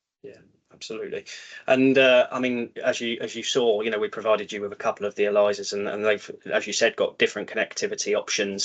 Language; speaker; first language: English; native; English